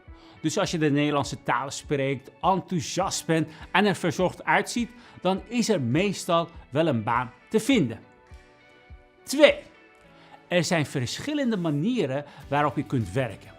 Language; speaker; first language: Dutch; non-native, fluent; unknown